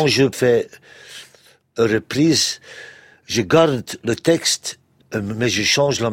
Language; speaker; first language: French; non-native, local second language; Dutch